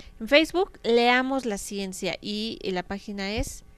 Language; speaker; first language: Spanish; native; Spanish